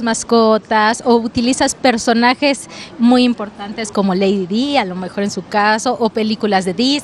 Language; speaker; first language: Spanish; native; Spanish